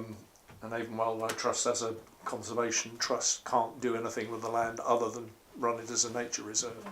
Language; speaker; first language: English; native; English